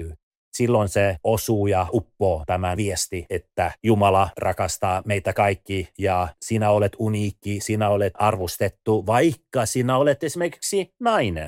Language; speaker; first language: Finnish; early bilingual, other home language; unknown